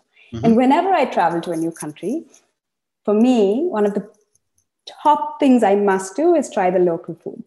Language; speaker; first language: English; non-native, local second language; Tamil